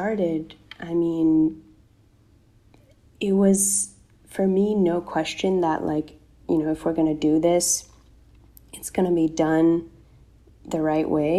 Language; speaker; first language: English; native; English